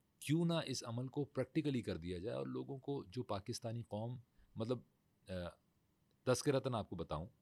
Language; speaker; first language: Urdu; native; Urdu